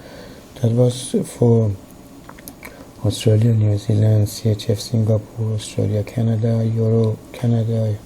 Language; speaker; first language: English; non-native, fluent; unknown